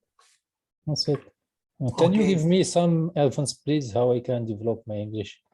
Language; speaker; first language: English; non-native, learner; Arabic